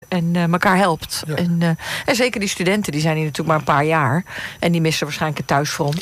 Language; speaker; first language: Dutch; native; Dutch